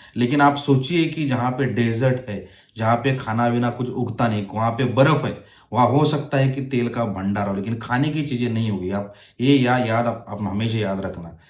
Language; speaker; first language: Hindi; non-native, local second language; Marathi